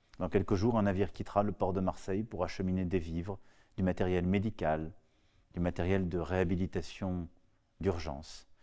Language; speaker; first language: French; native; French